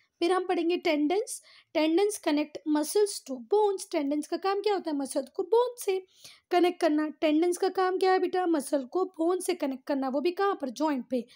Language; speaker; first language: Hindi; native; Hindi